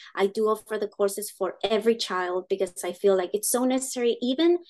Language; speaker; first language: English; early bilingual, other home language; Spanish